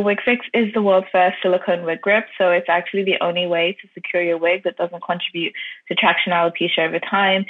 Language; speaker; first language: English; native; English